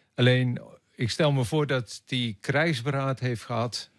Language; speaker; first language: Dutch; native; Dutch